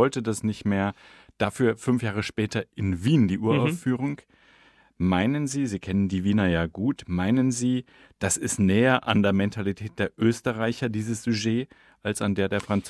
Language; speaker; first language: German; native; German